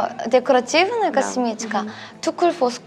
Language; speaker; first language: Russian; non-native, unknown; Korean